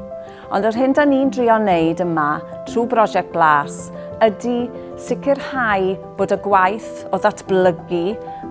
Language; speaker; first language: Welsh; native; Welsh